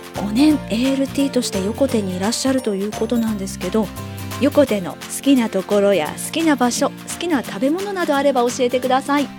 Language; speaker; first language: Japanese; native; Japanese